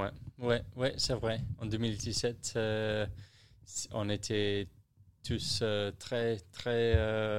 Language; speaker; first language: French; non-native, learner; English